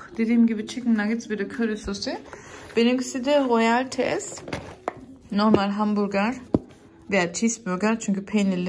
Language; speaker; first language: Turkish; early bilingual, heritage; Turkish